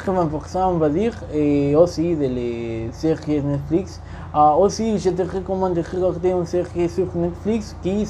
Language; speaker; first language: French; non-native, learner; Spanish